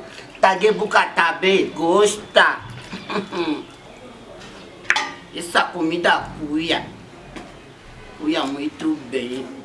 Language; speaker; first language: Portuguese; non-native, learner; Lingala